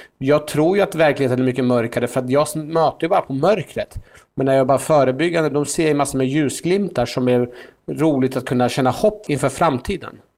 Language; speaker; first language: Swedish; early bilingual, other home language; Persian